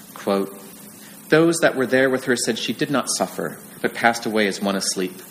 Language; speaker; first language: English; native; English